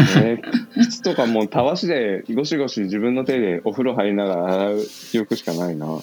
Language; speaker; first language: Japanese; native; Japanese